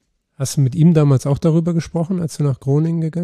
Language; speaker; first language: German; native; German